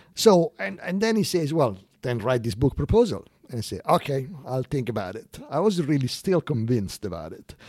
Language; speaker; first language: English; non-native, fluent; Italian